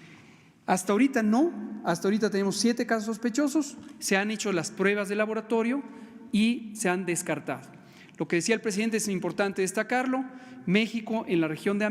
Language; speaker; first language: Spanish; native; Spanish